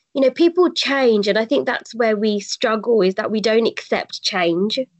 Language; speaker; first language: English; native; English